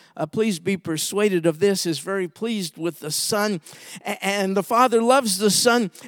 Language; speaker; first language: English; native; English